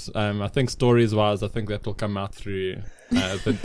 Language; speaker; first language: English; native; English